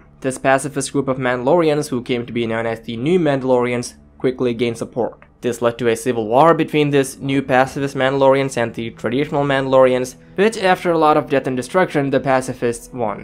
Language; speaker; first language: English; native; English